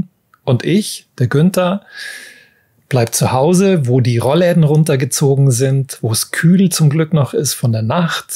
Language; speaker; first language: German; native; German